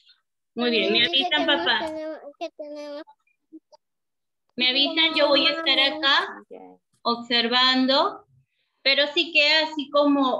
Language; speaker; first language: Spanish; native; Spanish